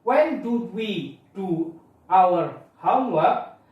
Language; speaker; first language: English; non-native, learner; Indonesian